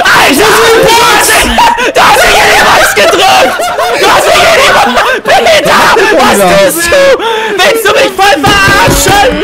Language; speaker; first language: German; native; German